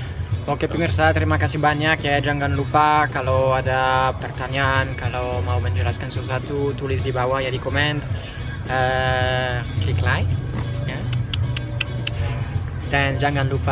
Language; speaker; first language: Indonesian; non-native, fluent; French